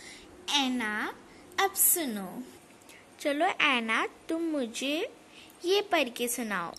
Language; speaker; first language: Hindi; native; Hindi